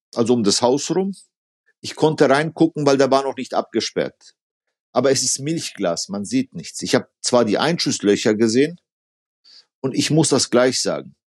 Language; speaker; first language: German; early bilingual, other home language; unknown